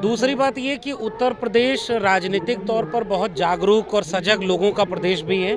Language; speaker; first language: Hindi; native; Hindi